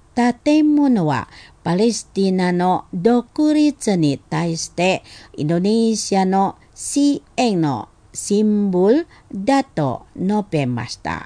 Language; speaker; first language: Japanese; non-native, fluent; Indonesian